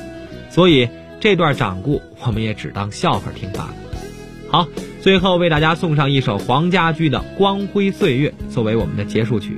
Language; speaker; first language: Chinese; native; Chinese